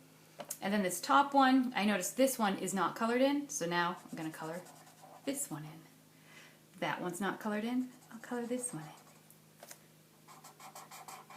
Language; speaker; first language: English; native; English